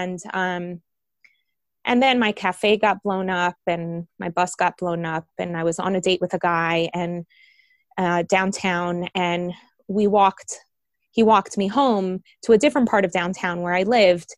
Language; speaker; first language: English; early bilingual, other home language; Spanish